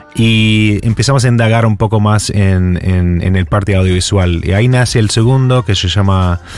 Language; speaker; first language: Spanish; non-native, fluent; English